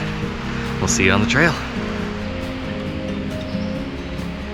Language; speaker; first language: English; native; English